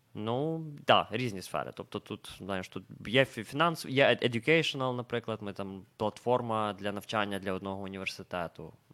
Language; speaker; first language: Ukrainian; native; Ukrainian